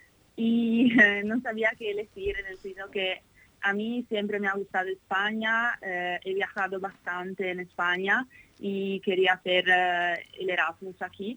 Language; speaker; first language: Spanish; non-native, fluent; Italian